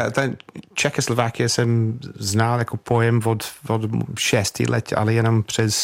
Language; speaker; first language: Czech; non-native, fluent; English